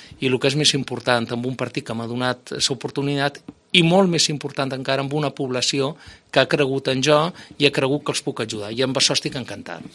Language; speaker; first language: Catalan; native; Catalan